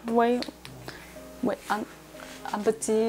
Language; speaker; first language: French; non-native, learner; Chinese